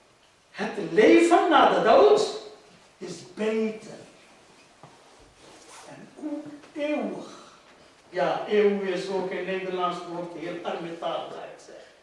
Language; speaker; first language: Dutch; non-native, fluent; Urdu